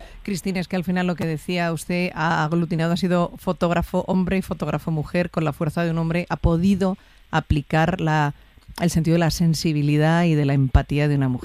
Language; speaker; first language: Spanish; native; Spanish